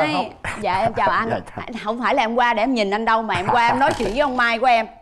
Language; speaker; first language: Vietnamese; native; Vietnamese